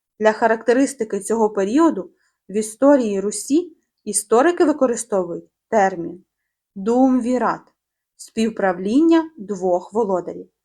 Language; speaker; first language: Ukrainian; native; Ukrainian